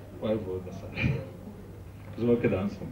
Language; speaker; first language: Italian; non-native, learner; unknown